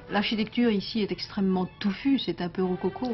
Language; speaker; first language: French; native; French